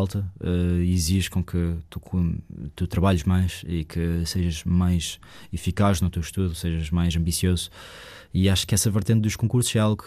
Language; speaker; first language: Portuguese; native; Portuguese